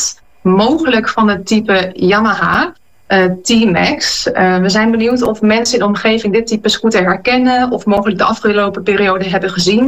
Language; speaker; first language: Dutch; native; Dutch